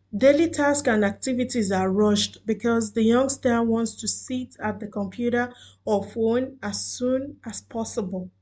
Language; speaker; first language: English; non-native, local second language; Yoruba